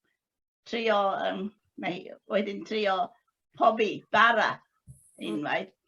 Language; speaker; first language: Welsh; non-native, learner; English